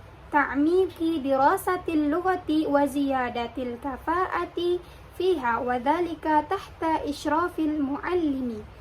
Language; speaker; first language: Arabic; non-native, learner; Indonesian